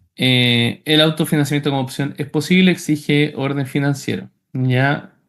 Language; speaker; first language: Spanish; native; Spanish